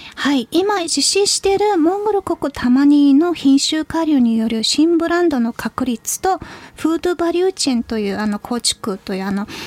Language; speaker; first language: Japanese; non-native, fluent; Mongolian